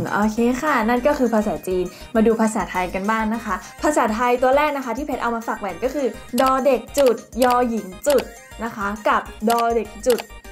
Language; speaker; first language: Thai; native; Thai